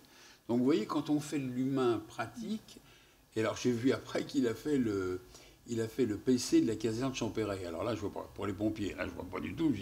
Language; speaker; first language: French; native; French